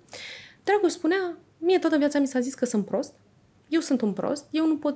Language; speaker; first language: Romanian; native; Romanian